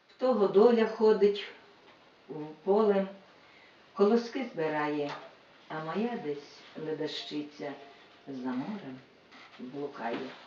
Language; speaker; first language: Ukrainian; native; Ukrainian